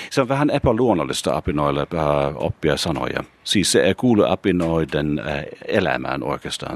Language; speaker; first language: Finnish; non-native, fluent; German